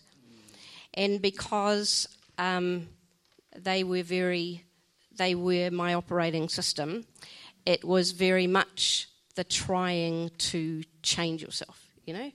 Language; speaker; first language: English; native; English